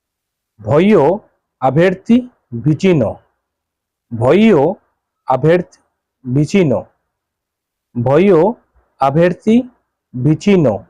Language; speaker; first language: Italian; non-native, learner; Bangla